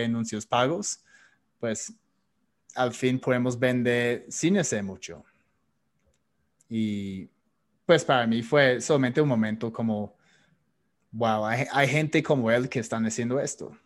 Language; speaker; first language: Spanish; non-native, fluent; English